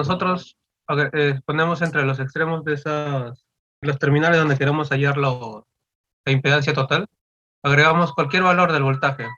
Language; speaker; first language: Spanish; native; Spanish